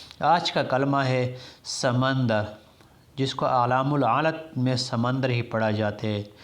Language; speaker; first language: Urdu; non-native, local second language; Pashto